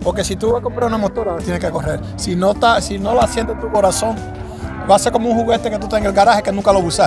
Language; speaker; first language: Spanish; early bilingual, other home language; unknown